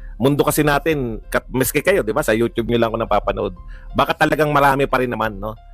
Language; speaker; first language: Filipino; native; Filipino